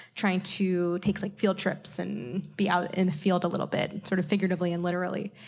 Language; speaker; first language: English; native; English